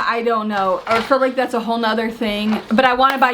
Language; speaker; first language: English; native; English